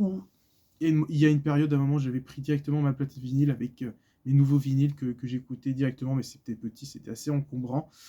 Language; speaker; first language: French; native; French